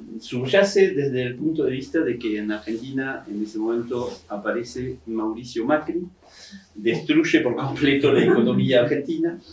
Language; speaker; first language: Spanish; non-native, fluent; French